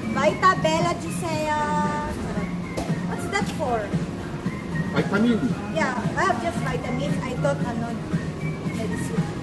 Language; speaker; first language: English; non-native, local second language; Filipino